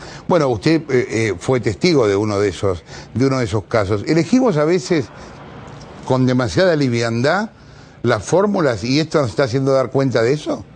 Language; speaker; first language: Spanish; native; Spanish